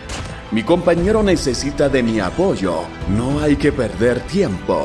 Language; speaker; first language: Spanish; native; Spanish